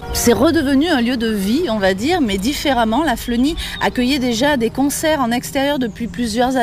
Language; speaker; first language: French; native; French